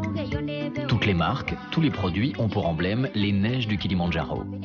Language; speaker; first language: French; native; French